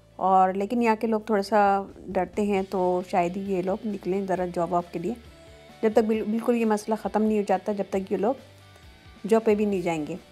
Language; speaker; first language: Urdu; native; Urdu